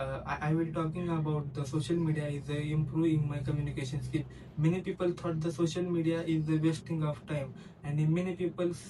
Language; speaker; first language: English; non-native, learner; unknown